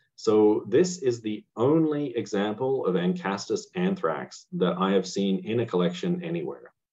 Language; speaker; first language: English; native; English